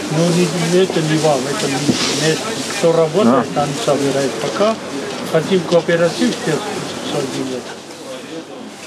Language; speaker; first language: Russian; non-native, learner; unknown